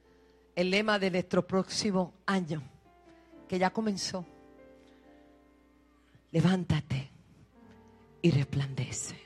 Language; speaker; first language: Spanish; native; Spanish